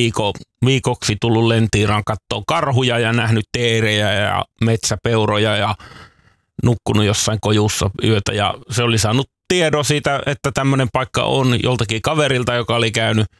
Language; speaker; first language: Finnish; native; Finnish